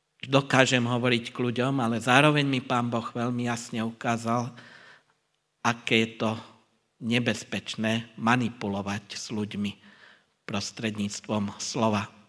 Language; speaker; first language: Slovak; non-native, local second language; Hungarian